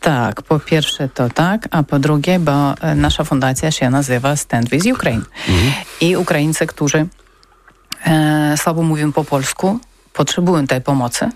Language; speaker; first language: Polish; non-native, learner; Ukrainian